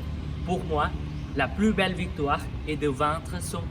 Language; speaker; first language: French; non-native, fluent; Thai